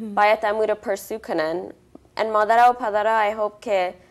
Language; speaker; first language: Persian; early bilingual, heritage; Persian